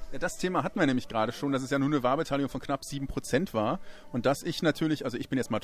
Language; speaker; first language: German; native; German